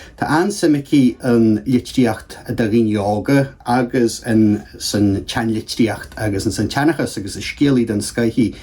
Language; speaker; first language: Irish; native; Irish